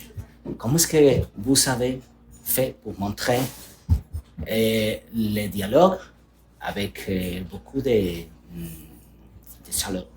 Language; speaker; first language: French; non-native, learner; Spanish